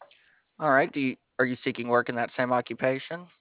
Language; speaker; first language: English; native; English